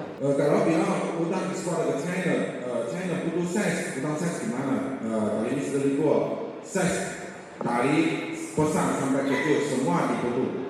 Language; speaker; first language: Indonesian; non-native, learner; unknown